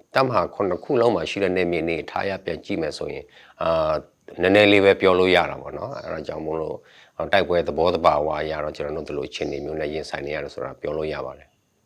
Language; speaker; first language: Burmese; non-native, local second language; S'gaw Karen